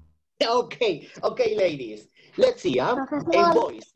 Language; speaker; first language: English; non-native, fluent; Spanish